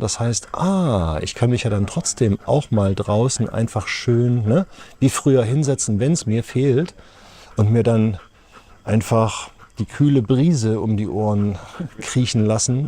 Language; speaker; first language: German; native; German